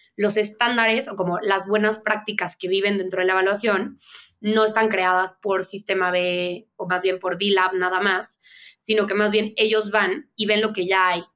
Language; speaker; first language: Spanish; native; Spanish